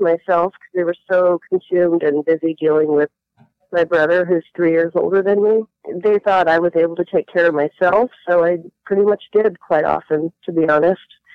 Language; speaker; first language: English; early bilingual, other home language; Latvian